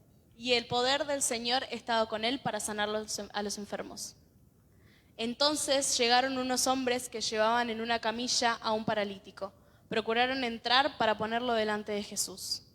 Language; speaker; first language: Spanish; native; Spanish